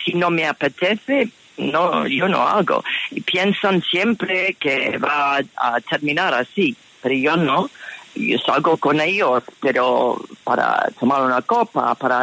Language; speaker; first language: Spanish; non-native, fluent; English